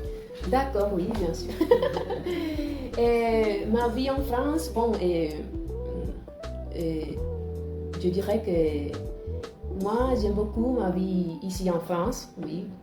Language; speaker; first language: French; non-native, learner; Spanish